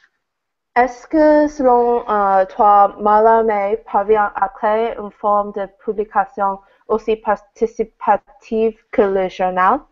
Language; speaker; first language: French; non-native, learner; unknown